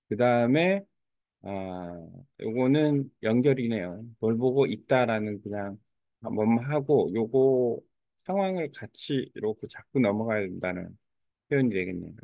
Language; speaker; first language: Korean; native; Korean